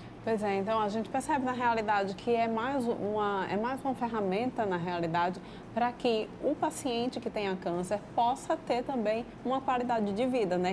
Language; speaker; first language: Portuguese; native; Portuguese